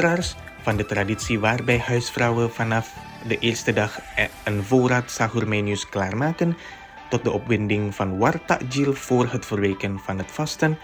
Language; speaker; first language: Dutch; non-native, fluent; Indonesian